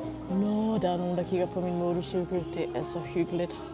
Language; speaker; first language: Danish; non-native, fluent; Polish